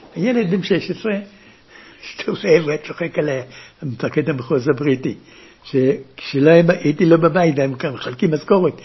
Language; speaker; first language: Hebrew; early bilingual, other home language; German